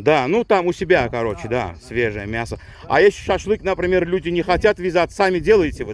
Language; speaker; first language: Russian; native; Russian